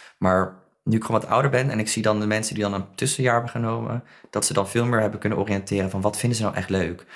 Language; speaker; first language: Dutch; native; Dutch